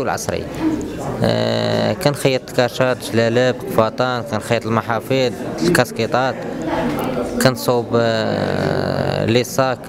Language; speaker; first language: Arabic; native; Arabic